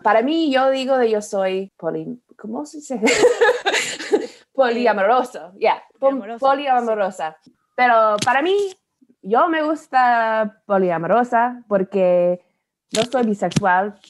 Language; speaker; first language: Spanish; non-native, learner; English